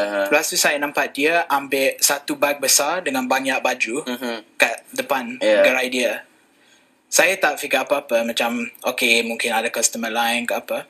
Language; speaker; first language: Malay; non-native, fluent; English